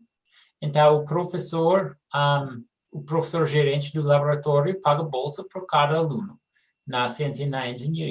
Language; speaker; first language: Portuguese; non-native, fluent; English